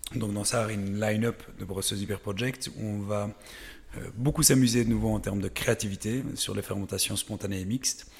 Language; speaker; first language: French; native; French